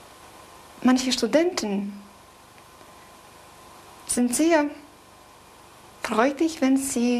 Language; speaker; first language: German; non-native, fluent; Polish